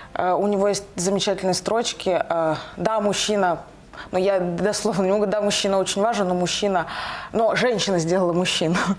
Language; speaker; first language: Russian; native; Russian